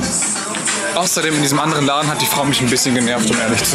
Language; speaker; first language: German; native; German